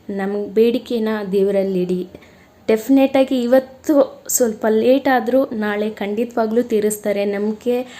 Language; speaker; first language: Kannada; native; Kannada